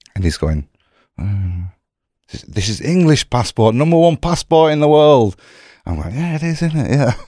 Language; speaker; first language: English; native; English